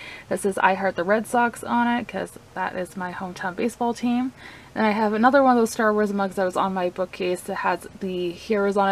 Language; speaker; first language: English; native; English